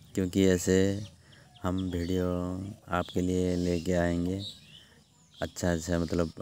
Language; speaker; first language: Hindi; non-native, local second language; Odia